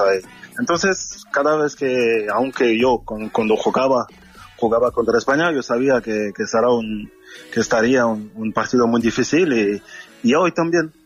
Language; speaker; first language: Spanish; non-native, fluent; French